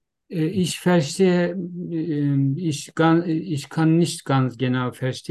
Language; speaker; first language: German; non-native, learner; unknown